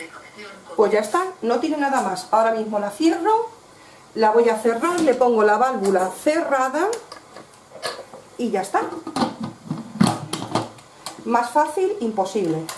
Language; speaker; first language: Spanish; native; Spanish